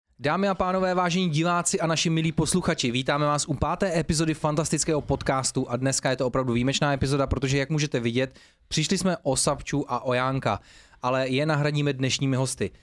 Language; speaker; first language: Czech; native; Czech